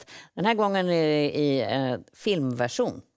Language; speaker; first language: Swedish; native; Swedish